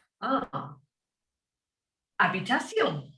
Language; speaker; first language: Spanish; non-native, learner; English